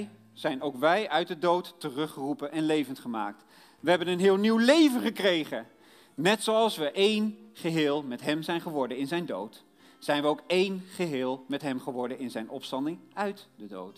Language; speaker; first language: Dutch; native; Dutch